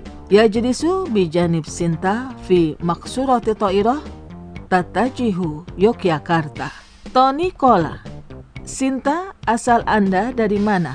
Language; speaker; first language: Arabic; non-native, fluent; Indonesian